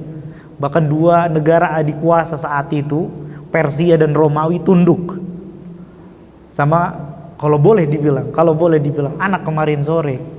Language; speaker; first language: Indonesian; native; Indonesian